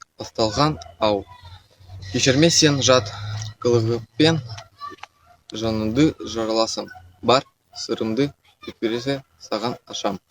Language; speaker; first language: Kazakh; non-native, local second language; Russian